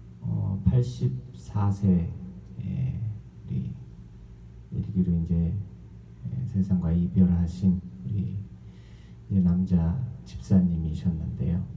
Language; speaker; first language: Korean; native; Korean